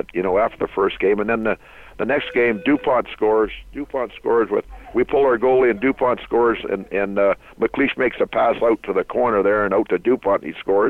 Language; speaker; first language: English; native; English